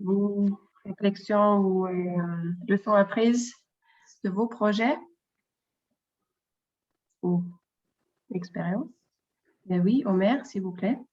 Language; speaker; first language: French; non-native, fluent; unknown